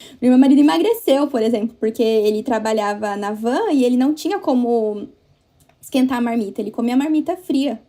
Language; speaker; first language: Portuguese; native; Portuguese